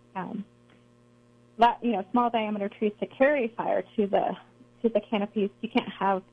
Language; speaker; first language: English; native; English